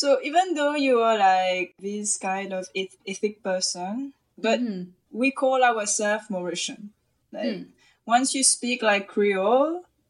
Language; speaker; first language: English; non-native, local second language; Morisyen